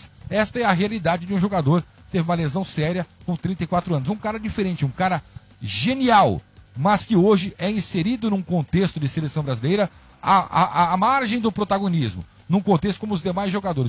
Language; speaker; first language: Portuguese; native; Portuguese